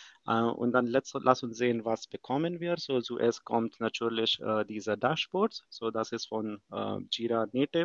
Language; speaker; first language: German; non-native, fluent; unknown